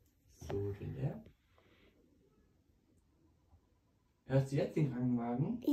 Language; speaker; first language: German; native; German